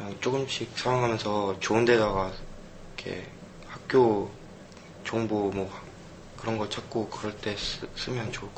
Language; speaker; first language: Korean; early bilingual, heritage; Korean